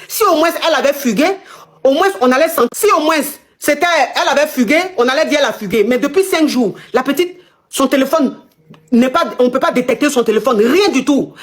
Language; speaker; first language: French; non-native, local second language; Lingala